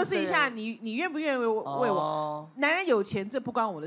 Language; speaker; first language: Chinese; native; Chinese